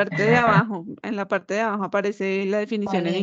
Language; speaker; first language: Spanish; native; Spanish